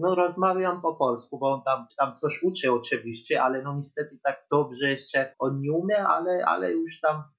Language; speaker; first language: Polish; non-native, learner; Georgian